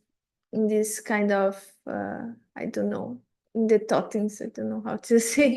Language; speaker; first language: English; non-native, fluent; Portuguese